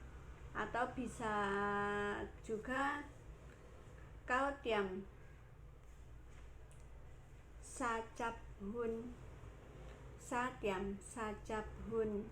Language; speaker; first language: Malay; non-native, local second language; Javanese